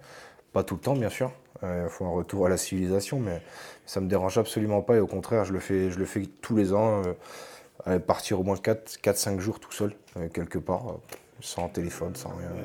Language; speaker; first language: French; native; French